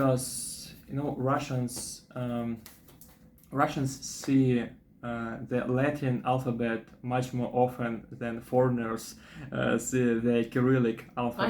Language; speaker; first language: English; non-native, fluent; Russian